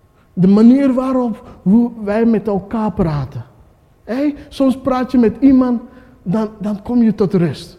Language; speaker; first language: Dutch; non-native, fluent; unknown